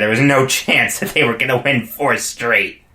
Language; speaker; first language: English; native; English